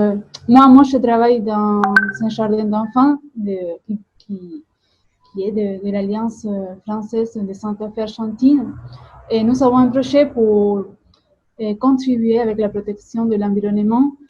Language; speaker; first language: French; non-native, fluent; Spanish